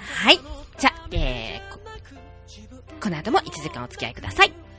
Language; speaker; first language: Japanese; native; Japanese